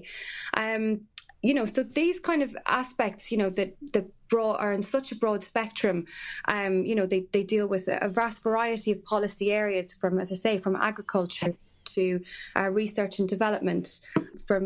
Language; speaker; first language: English; native; English